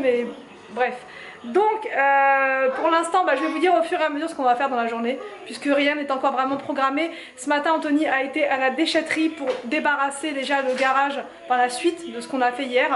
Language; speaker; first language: French; native; French